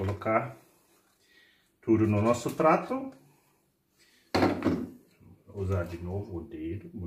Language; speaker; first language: Portuguese; non-native, fluent; German